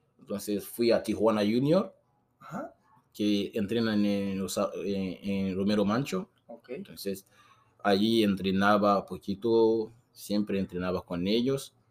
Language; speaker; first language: Spanish; non-native, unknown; Susu